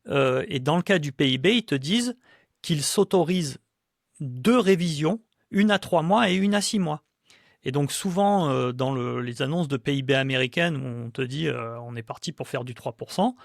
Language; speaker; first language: French; native; French